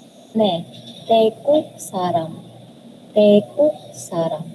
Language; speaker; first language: Korean; non-native, learner; Filipino